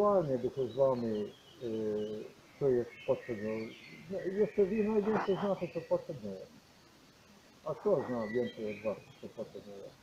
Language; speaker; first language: Polish; non-native, learner; Croatian